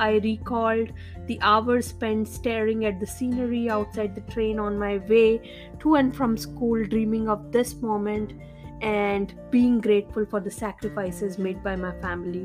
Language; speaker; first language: English; non-native, local second language; Hindi